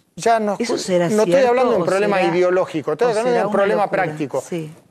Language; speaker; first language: Spanish; native; Spanish